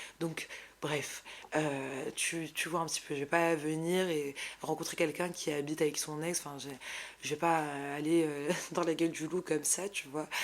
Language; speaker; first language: French; non-native, local second language; Arabic